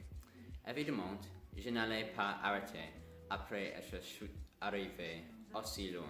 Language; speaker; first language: French; non-native, learner; English